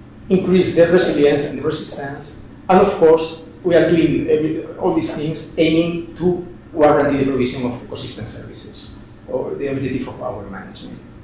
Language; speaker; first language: English; non-native, fluent; Spanish